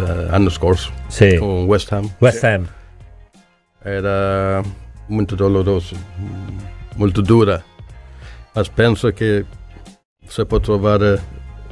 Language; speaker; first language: Italian; non-native, learner; Swedish